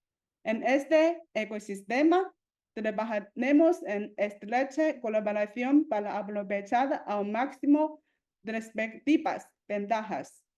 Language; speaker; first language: Spanish; non-native, fluent; Chinese